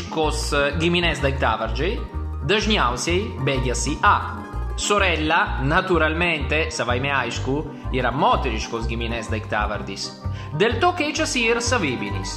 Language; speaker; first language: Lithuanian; non-native, fluent; Italian